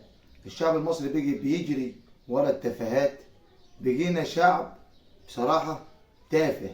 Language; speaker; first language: Egyptian Arabic; native; Egyptian Arabic